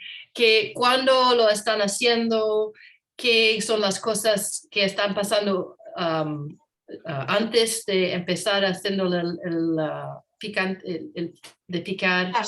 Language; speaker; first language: Spanish; non-native, learner; English